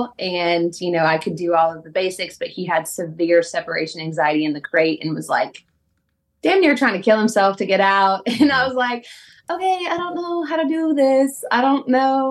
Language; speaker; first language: English; native; English